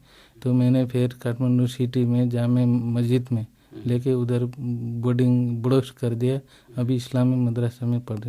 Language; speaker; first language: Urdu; non-native, learner; Nepali